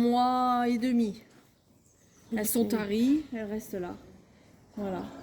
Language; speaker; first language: French; native; French